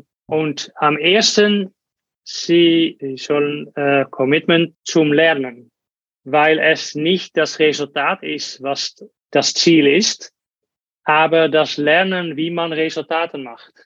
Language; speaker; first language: German; non-native, learner; Dutch